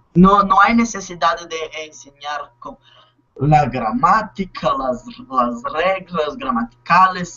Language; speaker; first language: Spanish; non-native, learner; Portuguese